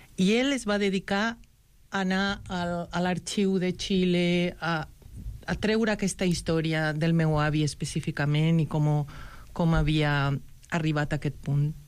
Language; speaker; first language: Catalan; non-native, fluent; Spanish